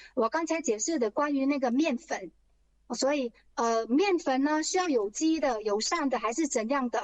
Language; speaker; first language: Chinese; early bilingual, heritage; Chinese